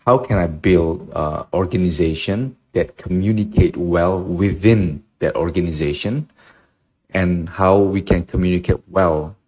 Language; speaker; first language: English; non-native, fluent; Indonesian